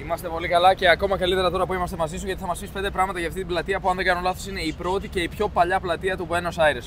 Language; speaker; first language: Greek; native; Greek